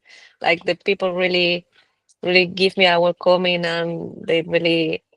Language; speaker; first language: English; non-native, fluent; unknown